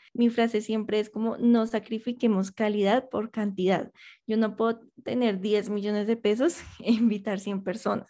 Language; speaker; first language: Spanish; native; Spanish